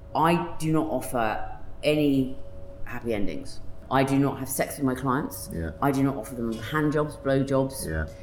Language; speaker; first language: English; native; English